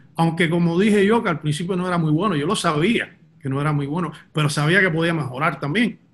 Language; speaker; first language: Spanish; early bilingual, heritage; Spanish